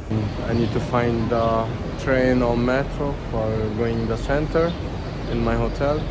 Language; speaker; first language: English; non-native, learner; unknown